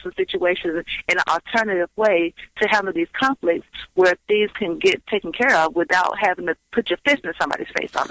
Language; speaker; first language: English; native; English